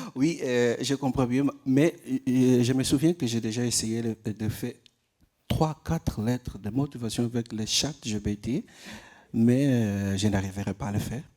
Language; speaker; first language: French; non-native, learner; Portuguese